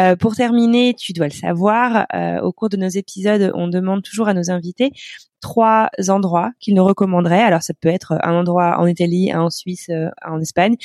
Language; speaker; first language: French; native; French